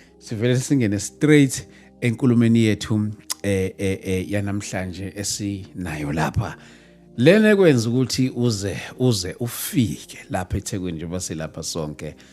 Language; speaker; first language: Zulu; native; Zulu